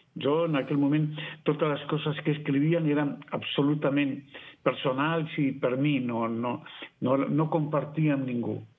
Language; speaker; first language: Catalan; non-native, fluent; Spanish